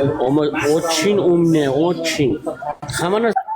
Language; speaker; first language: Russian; non-native, local second language; Uzbek